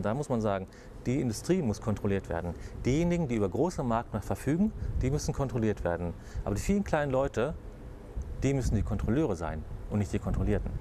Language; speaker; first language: German; native; German